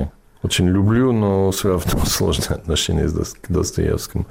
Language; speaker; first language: Russian; non-native, learner; English